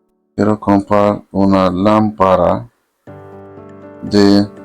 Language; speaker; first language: Spanish; non-native, fluent; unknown